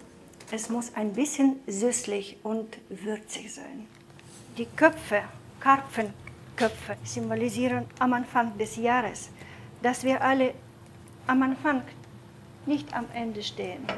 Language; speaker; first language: German; non-native, fluent; Russian